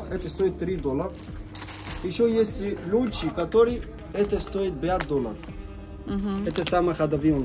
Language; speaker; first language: Russian; non-native, learner; Arabic